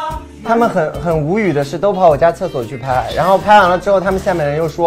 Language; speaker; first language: Chinese; native; Chinese